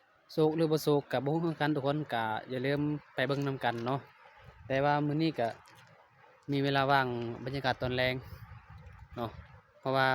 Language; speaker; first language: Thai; non-native, local second language; Northeastern Thai